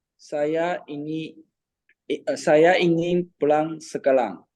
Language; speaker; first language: Indonesian; non-native, learner; Chinese